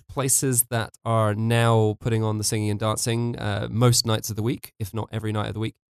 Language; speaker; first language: English; native; English